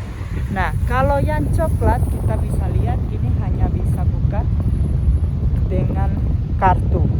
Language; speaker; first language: Indonesian; non-native, fluent; Spanish